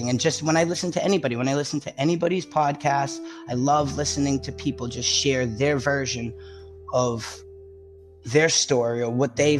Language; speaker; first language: English; native; English